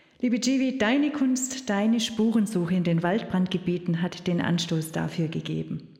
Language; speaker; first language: German; native; German